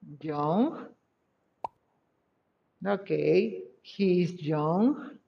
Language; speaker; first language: English; non-native, fluent; Spanish